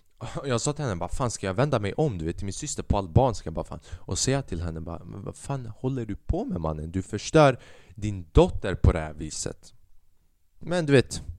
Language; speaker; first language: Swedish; early bilingual, other home language; Albanian